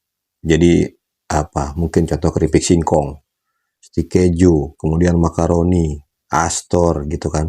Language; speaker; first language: Indonesian; native; Indonesian